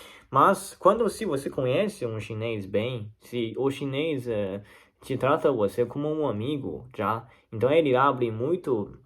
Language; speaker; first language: Portuguese; non-native, learner; Chinese